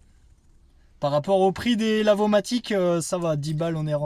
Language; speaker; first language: French; native; French